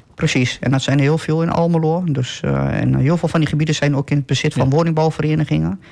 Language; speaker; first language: Dutch; native; Dutch